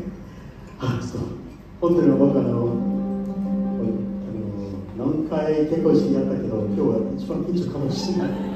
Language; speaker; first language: Japanese; non-native, learner; English